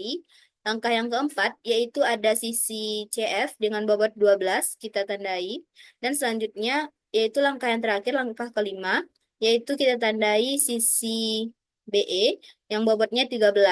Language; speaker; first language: Indonesian; native; Indonesian